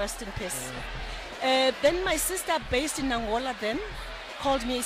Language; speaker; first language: English; non-native, local second language; Xhosa